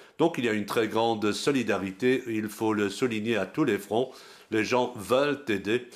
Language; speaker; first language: French; non-native, local second language; Luxembourgish